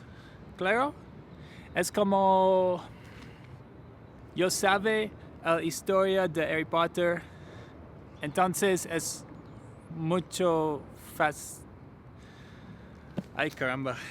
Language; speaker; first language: Spanish; non-native, learner; English